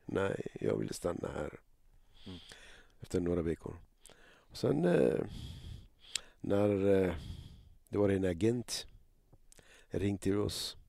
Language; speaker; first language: Swedish; non-native, learner; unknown